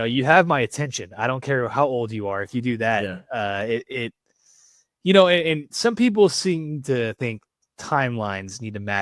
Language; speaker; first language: English; native; English